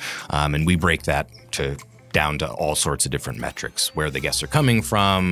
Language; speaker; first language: English; native; English